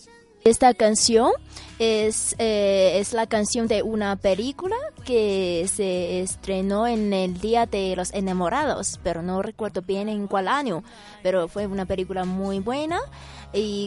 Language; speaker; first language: Spanish; non-native, fluent; Chinese